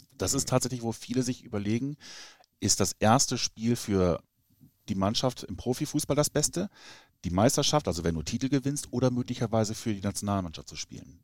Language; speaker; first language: German; native; German